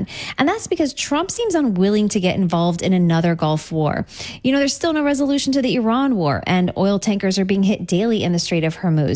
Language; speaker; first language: English; native; English